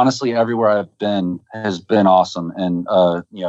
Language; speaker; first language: English; native; English